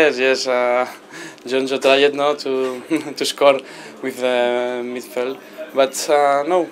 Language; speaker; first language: English; non-native, learner; Spanish